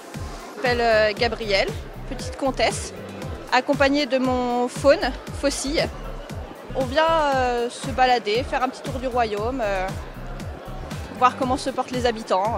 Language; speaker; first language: French; native; French